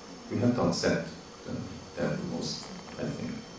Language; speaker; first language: English; non-native, learner; Korean